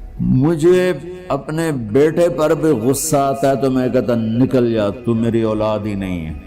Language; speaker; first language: Urdu; non-native, local second language; Punjabi